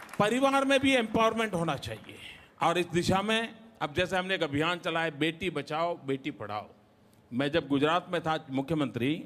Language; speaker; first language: Hindi; non-native, local second language; Gujarati